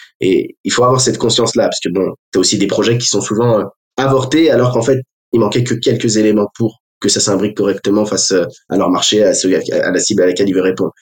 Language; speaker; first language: French; native; French